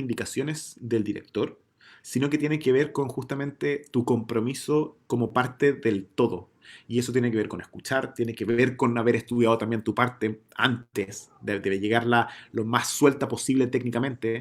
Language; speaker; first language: Spanish; native; Spanish